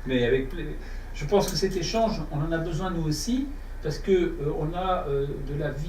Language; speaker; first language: French; native; French